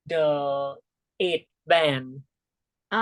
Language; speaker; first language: English; non-native, learner; Thai